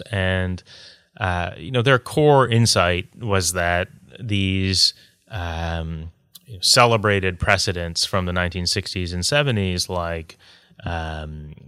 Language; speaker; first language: English; native; English